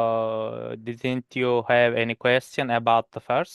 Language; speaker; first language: English; non-native, learner; Turkish